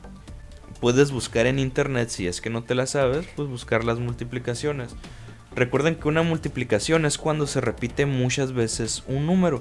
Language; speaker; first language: Spanish; native; Spanish